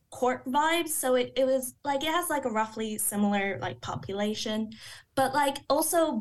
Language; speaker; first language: English; native; English